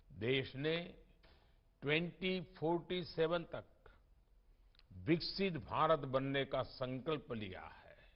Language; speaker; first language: Hindi; non-native, local second language; Gujarati